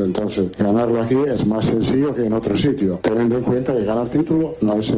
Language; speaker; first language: Spanish; non-native, fluent; Italian